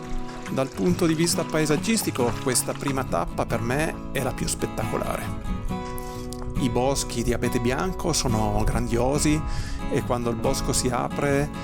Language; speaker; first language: Italian; native; Italian